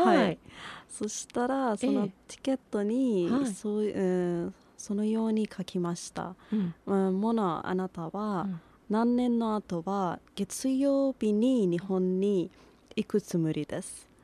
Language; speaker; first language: Japanese; non-native, learner; Persian